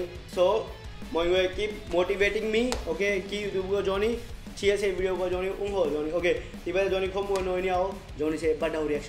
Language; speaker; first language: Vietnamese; non-native, learner; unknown